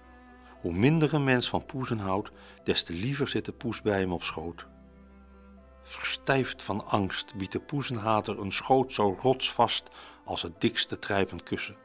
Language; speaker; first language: Dutch; native; Dutch